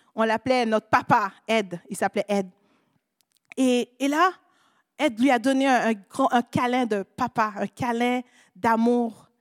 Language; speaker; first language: French; non-native, local second language; Haitian Creole